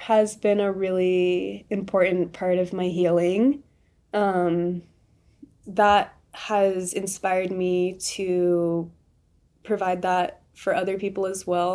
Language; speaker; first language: English; native; English